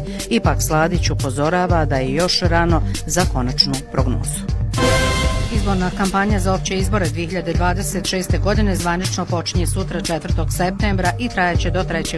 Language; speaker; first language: Bosnian; native; Bosnian